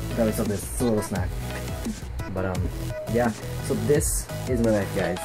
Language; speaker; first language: English; native; English